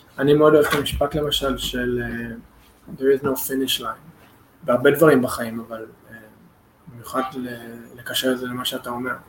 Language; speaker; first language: Hebrew; non-native, fluent; English